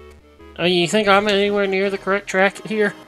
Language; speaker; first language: English; native; English